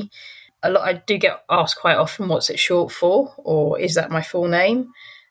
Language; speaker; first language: English; native; English